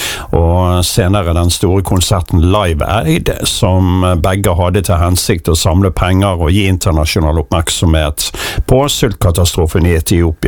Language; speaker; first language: Norwegian; native; Norwegian